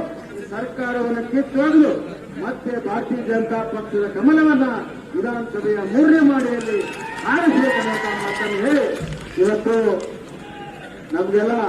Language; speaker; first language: Kannada; native; Kannada